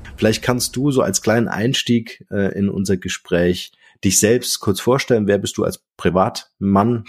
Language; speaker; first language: German; native; German